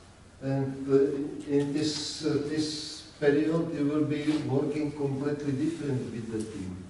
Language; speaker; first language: English; non-native, learner; Czech